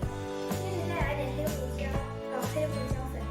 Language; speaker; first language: Chinese; early bilingual, heritage; Chinese